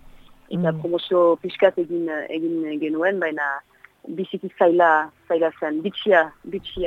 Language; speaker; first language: Basque; non-native, local second language; French